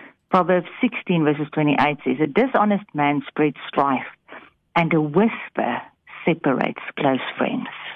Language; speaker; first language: English; non-native, local second language; Afrikaans